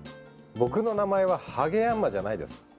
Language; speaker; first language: Japanese; native; Japanese